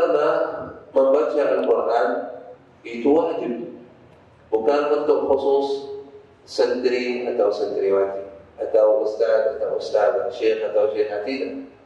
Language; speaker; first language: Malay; non-native, fluent; Arabic